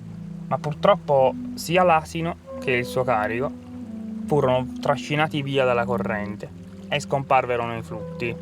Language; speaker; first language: Italian; native; Italian